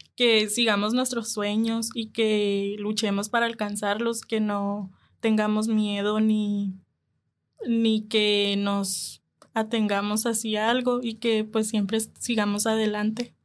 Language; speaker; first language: Spanish; native; Spanish